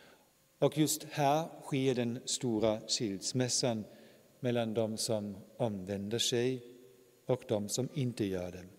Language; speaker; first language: Swedish; non-native, fluent; German